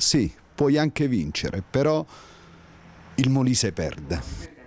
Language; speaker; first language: Italian; native; Italian